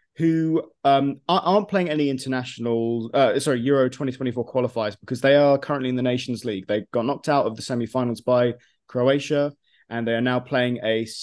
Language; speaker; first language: English; native; English